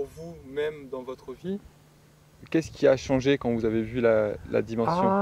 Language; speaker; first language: French; native; French